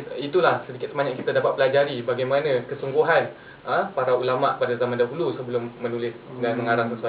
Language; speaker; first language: Malay; native; Malay